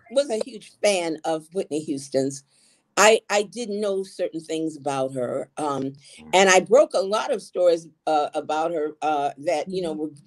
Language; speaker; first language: English; native; English